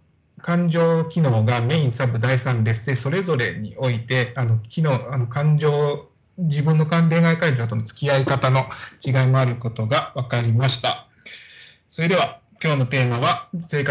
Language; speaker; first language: Japanese; native; Japanese